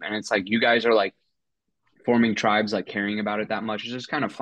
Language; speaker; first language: English; native; English